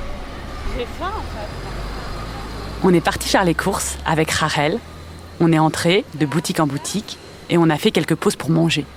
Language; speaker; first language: French; native; French